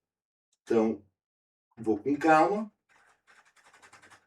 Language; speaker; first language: Portuguese; native; Portuguese